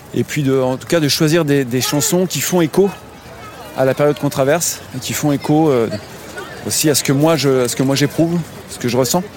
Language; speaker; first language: French; native; French